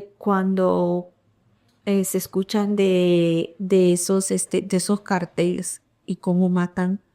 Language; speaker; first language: Spanish; early bilingual, heritage; Spanish